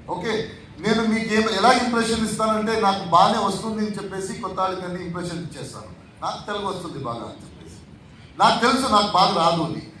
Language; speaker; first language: Telugu; non-native, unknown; Tulu